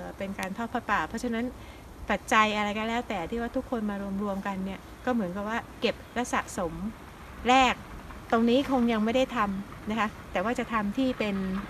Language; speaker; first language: Thai; native; Thai